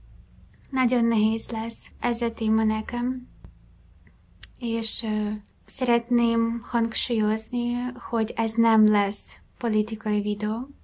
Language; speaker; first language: Hungarian; non-native, fluent; Ukrainian